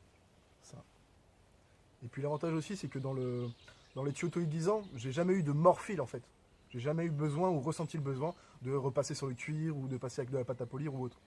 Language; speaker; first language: French; native; French